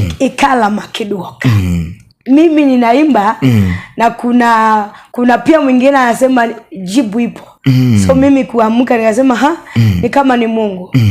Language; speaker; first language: Swahili; non-native, local second language; Luo (Kenya and Tanzania)